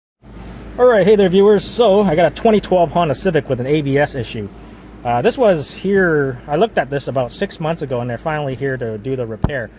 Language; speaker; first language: English; native; English